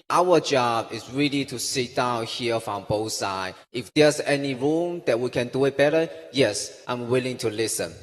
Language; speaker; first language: English; non-native, fluent; Chinese